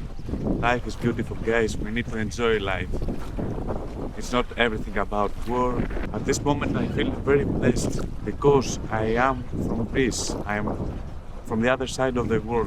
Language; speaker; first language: English; non-native, fluent; Greek